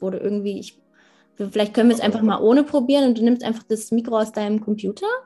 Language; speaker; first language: German; native; German